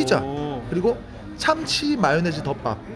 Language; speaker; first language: Korean; native; Korean